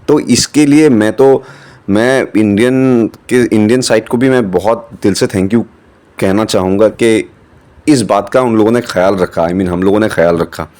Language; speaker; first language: Hindi; non-native, local second language; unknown